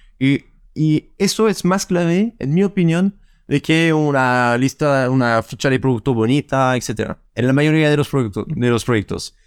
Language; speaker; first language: Spanish; non-native, fluent; French